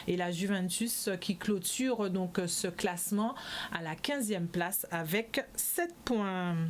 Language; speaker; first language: French; native; French